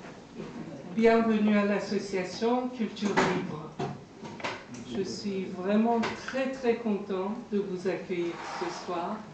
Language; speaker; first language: French; non-native, fluent; Persian